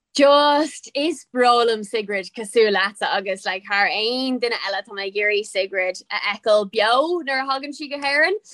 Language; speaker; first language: Irish; non-native, local second language; English